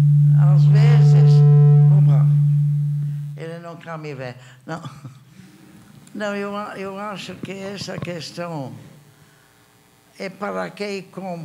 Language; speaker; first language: Portuguese; non-native, fluent; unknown